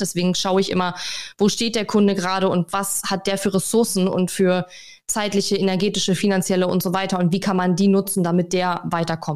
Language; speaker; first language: German; native; German